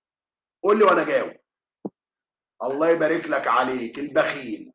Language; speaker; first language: Arabic; native; Arabic